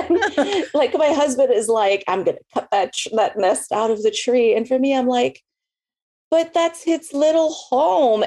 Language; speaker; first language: English; native; English